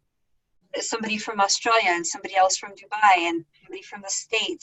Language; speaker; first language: English; native; English